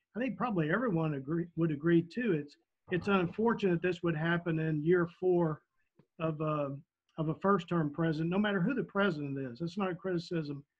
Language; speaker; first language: English; native; English